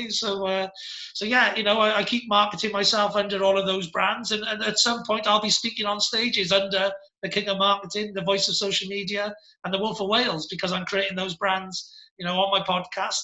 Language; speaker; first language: English; native; English